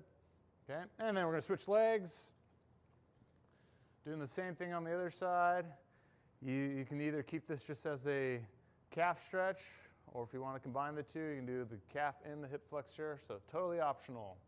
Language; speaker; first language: English; native; English